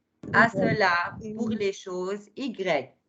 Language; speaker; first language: French; non-native, fluent; Arabic